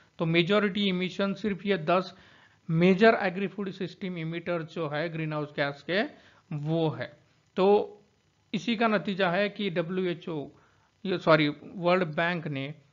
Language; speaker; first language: Hindi; non-native, local second language; Marathi